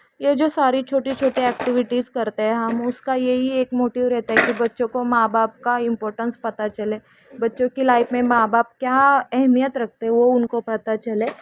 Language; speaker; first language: Hindi; non-native, local second language; Marathi